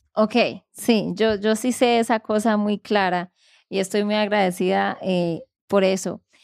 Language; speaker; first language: Spanish; native; Spanish